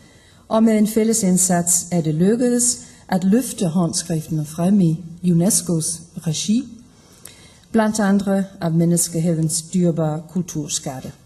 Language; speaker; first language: Danish; non-native, fluent; Icelandic